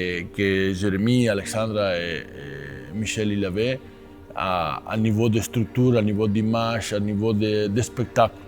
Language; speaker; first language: French; non-native, fluent; Spanish